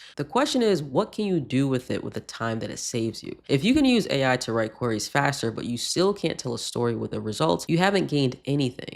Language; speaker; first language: English; native; English